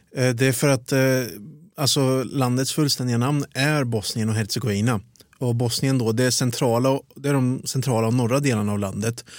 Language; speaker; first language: Swedish; early bilingual, other home language; Bosnian